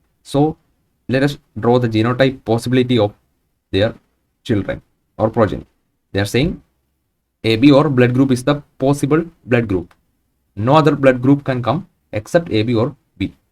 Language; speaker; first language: English; non-native, local second language; Malayalam